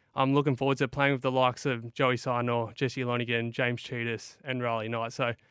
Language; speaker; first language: English; native; English